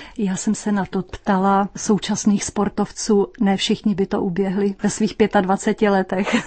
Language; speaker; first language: Czech; native; Czech